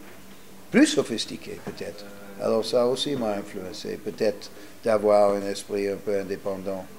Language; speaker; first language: French; non-native, fluent; English